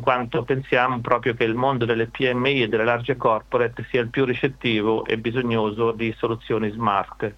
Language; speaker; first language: Italian; native; Italian